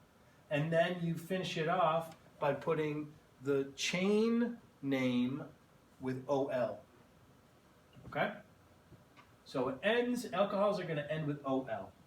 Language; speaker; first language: English; native; English